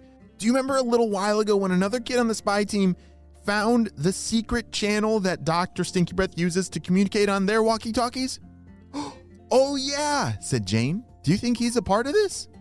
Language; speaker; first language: English; native; English